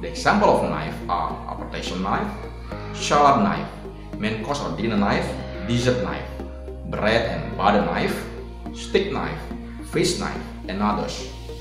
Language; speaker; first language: English; non-native, fluent; Indonesian